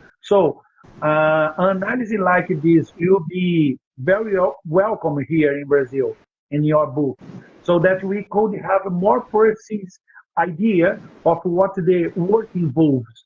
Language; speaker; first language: English; non-native, learner; Portuguese